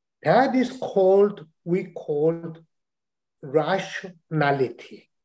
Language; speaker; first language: English; non-native, learner; Chinese